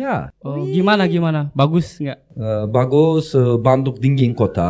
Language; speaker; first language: Indonesian; non-native, learner; Turkish